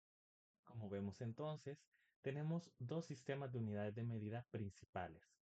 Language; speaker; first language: Spanish; native; Spanish